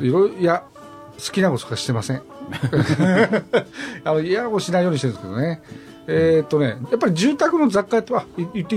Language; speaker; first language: Japanese; native; Japanese